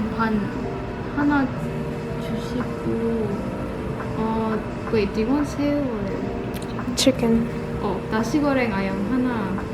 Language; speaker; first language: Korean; non-native, learner; Mongolian